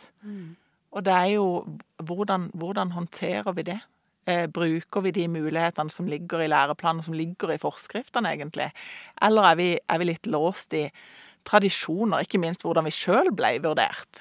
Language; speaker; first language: Norwegian; native; Norwegian